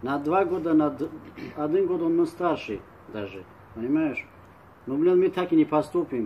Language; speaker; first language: Russian; non-native, learner; Tajik